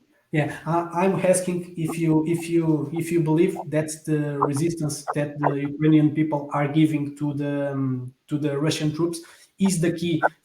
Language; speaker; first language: English; non-native, fluent; Portuguese